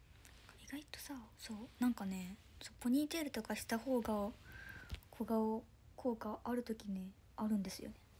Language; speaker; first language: Japanese; native; Japanese